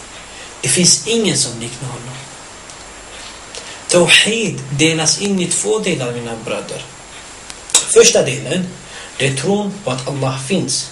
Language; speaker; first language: Swedish; early bilingual, other home language; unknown